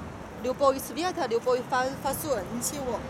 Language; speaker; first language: Russian; non-native, learner; Chinese